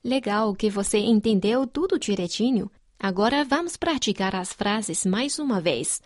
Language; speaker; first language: Portuguese; non-native, fluent; Chinese